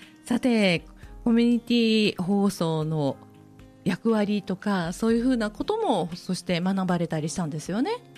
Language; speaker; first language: Japanese; native; Japanese